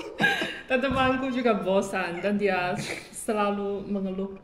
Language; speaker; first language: Indonesian; non-native, fluent; Chinese